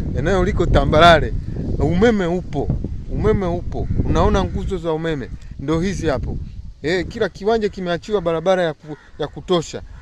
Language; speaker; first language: Swahili; native; Swahili